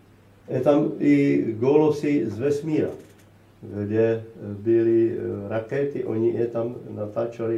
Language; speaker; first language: Russian; non-native, learner; Slovak